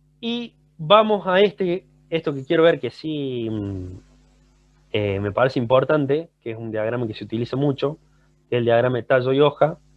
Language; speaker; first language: Spanish; native; Spanish